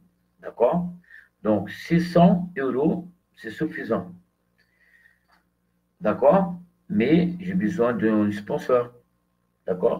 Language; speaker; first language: French; non-native, fluent; Portuguese